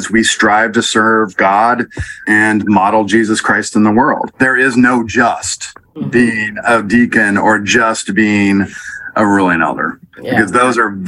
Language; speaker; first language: English; native; English